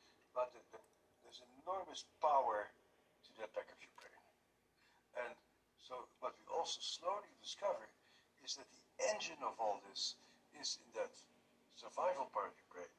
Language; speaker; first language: English; non-native, fluent; Dutch